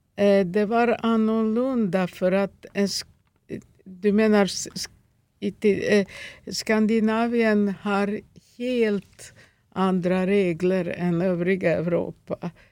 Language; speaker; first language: Swedish; non-native, fluent; Serbian